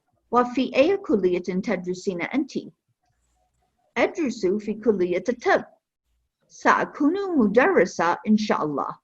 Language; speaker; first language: Arabic; non-native, fluent; English